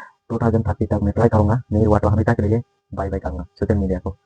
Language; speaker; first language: Hindi; non-native, local second language; Kok Borok